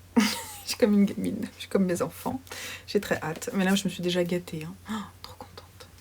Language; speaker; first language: French; native; French